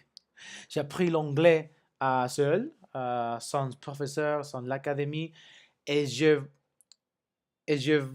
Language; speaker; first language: French; non-native, learner; Spanish